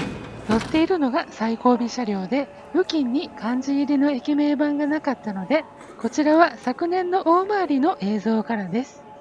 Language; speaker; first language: Japanese; native; Japanese